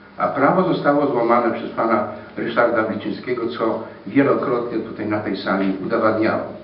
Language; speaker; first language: Polish; native; Polish